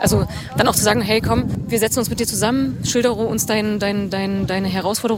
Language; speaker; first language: German; native; German